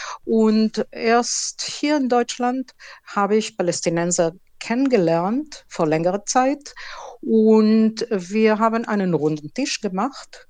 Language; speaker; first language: German; non-native, fluent; Hebrew